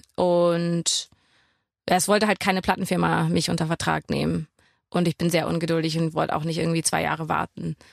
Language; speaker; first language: German; non-native, fluent; English